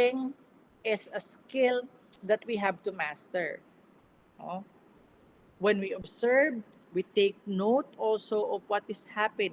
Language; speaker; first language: English; non-native, local second language; Filipino